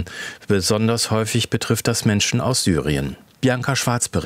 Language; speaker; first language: German; native; German